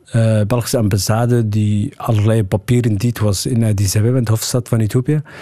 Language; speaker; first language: Dutch; early bilingual, other home language; Somali